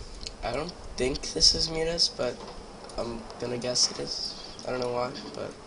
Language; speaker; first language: English; native; English